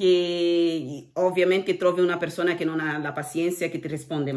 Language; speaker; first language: Italian; non-native, learner; Portuguese